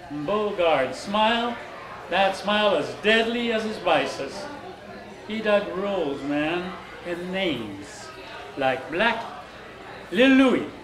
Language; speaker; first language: English; early bilingual, other home language; Spanish